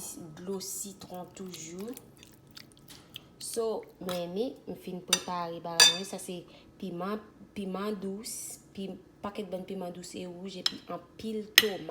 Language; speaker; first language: French; non-native, learner; Haitian Creole